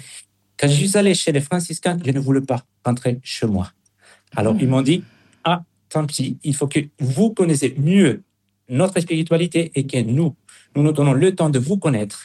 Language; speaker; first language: French; non-native, fluent; Spanish